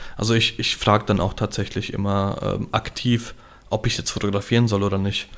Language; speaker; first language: German; early bilingual, other home language; Polish